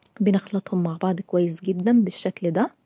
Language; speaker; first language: Arabic; native; Arabic